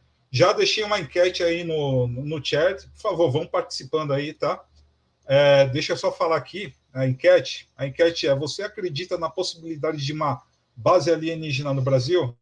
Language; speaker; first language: Portuguese; native; Portuguese